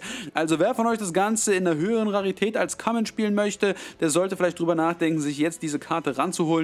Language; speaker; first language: German; native; German